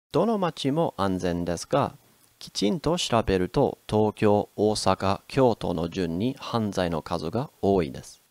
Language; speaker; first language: Japanese; non-native, fluent; English